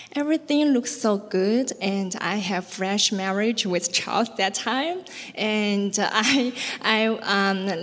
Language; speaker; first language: English; non-native, learner; Chinese